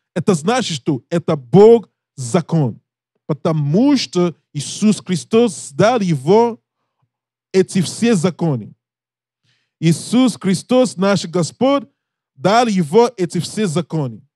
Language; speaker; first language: Russian; non-native, learner; English